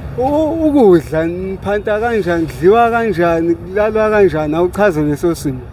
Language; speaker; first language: Zulu; native; Zulu